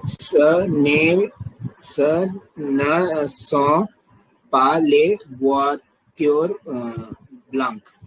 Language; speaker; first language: French; non-native, learner; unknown